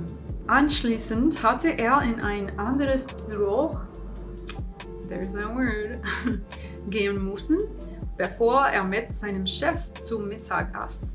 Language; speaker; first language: German; non-native, learner; English